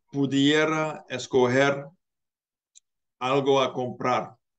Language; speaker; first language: Spanish; non-native, learner; English